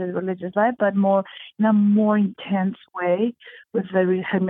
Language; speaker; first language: English; native; English